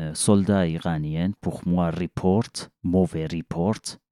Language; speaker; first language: French; non-native, learner; Persian